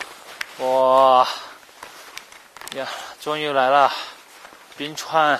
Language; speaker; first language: Chinese; non-native, fluent; Japanese